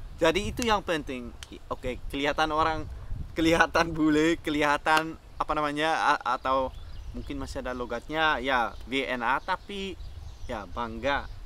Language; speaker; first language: Indonesian; non-native, fluent; Dutch